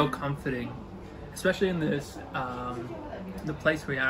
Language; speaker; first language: English; native; English